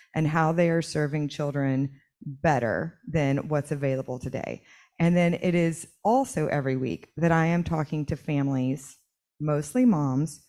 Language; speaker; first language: English; native; English